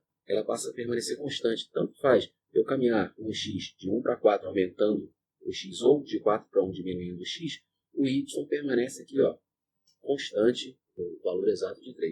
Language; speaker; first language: Portuguese; native; Portuguese